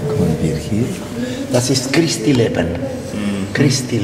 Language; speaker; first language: German; non-native, learner; Italian